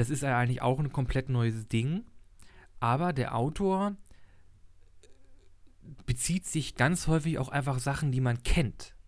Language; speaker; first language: German; native; German